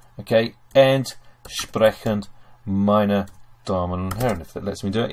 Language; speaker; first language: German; non-native, fluent; English